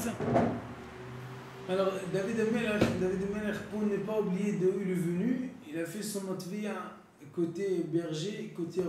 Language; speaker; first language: French; native; French